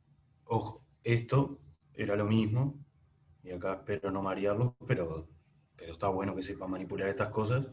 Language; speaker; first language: Spanish; native; Spanish